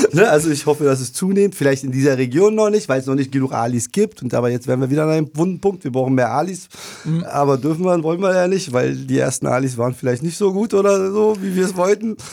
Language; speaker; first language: German; early bilingual, other home language; Turkish